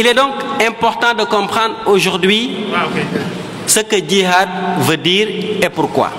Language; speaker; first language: French; non-native, local second language; Wolof